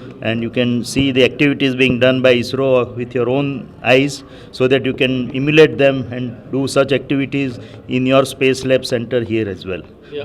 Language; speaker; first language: English; non-native, local second language; Gujarati